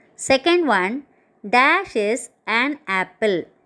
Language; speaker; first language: English; non-native, local second language; Tamil